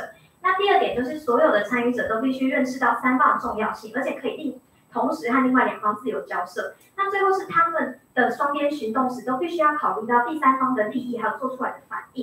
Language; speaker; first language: Chinese; native; Chinese